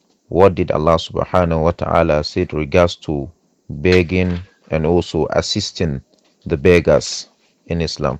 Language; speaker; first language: English; non-native, local second language; Hausa